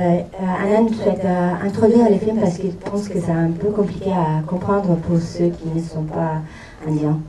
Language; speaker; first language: French; non-native, fluent; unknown